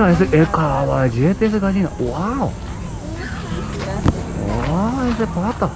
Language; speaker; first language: Spanish; non-native, learner; Japanese